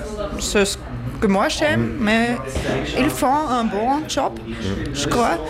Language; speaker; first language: French; non-native, learner; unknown